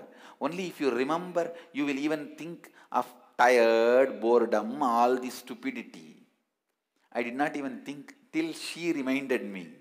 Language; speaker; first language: English; non-native, local second language; Tamil